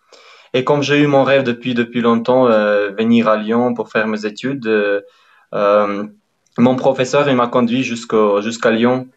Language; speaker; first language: French; non-native, fluent; Ukrainian